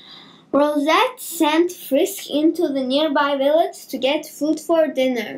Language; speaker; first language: English; native; English